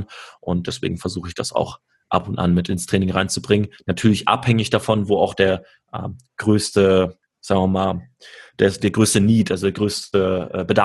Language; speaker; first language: German; native; German